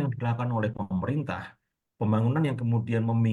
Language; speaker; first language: Indonesian; native; Indonesian